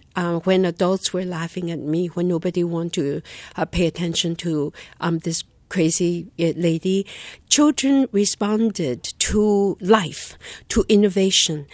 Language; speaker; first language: English; non-native, fluent; Chinese